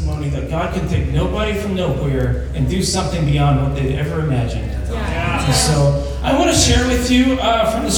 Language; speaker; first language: English; native; English